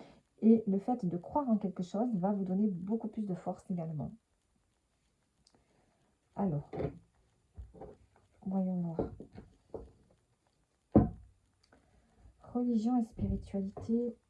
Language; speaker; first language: French; native; French